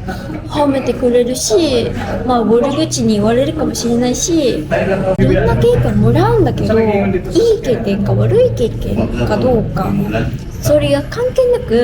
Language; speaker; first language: Japanese; non-native, fluent; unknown